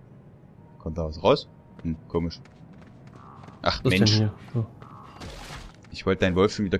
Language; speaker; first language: German; native; German